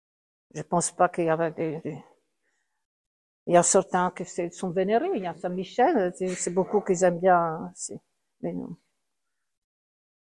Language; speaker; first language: French; non-native, fluent; Italian